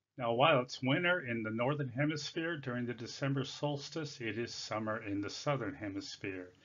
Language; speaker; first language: English; native; English